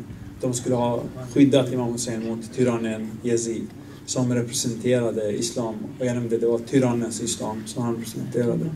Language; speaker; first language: Swedish; non-native, fluent; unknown